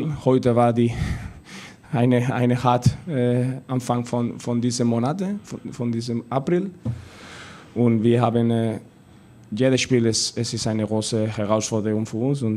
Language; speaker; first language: German; non-native, learner; Spanish